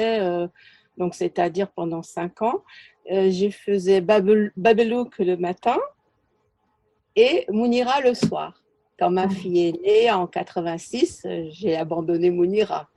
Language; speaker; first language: French; native; French